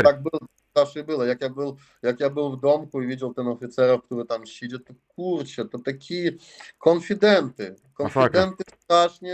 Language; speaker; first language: Polish; non-native, learner; Russian